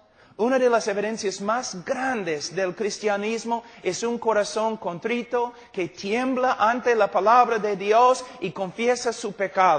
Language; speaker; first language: Spanish; non-native, fluent; English